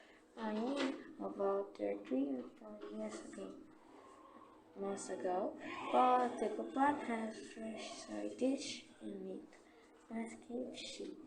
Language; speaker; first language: English; non-native, learner; Korean